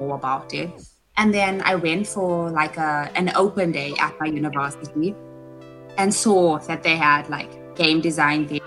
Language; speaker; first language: English; native; English